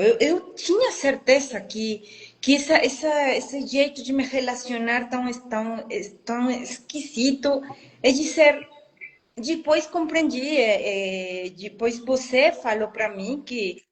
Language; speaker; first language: Portuguese; non-native, fluent; Spanish